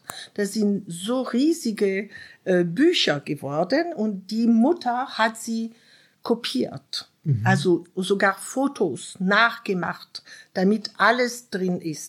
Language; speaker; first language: German; non-native, fluent; French